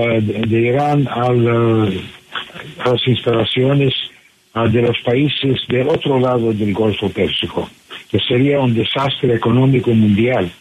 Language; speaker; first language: Spanish; non-native, fluent; English